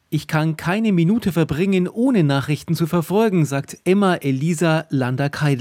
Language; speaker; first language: German; native; German